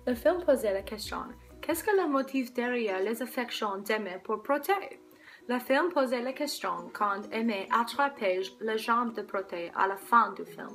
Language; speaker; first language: French; non-native, learner; English